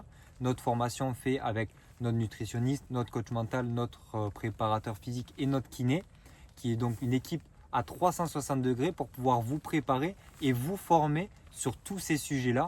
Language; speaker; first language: French; native; French